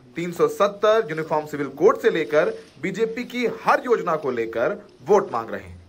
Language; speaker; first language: Hindi; native; Hindi